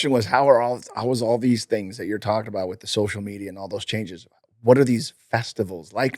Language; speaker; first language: English; native; English